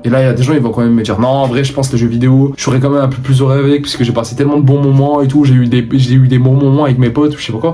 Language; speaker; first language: French; native; French